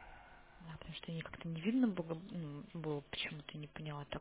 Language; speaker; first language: Russian; native; Russian